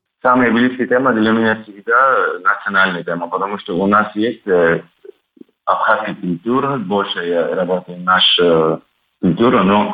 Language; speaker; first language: Russian; non-native, learner; Turkish